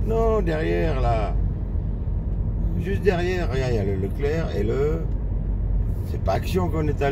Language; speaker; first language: French; native; French